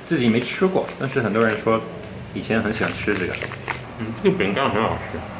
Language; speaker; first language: Chinese; non-native, fluent; English